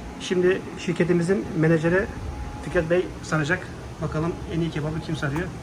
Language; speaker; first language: Turkish; native; Turkish